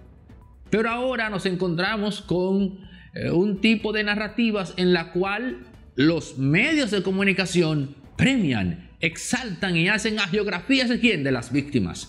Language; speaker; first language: Spanish; native; Spanish